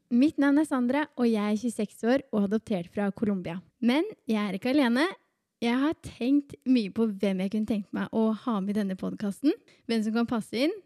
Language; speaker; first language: Norwegian; native; Norwegian